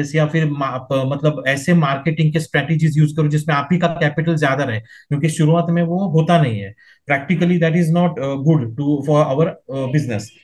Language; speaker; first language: Hindi; non-native, local second language; Marathi